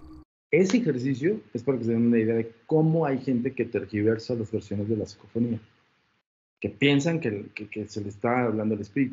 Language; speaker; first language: Spanish; native; Spanish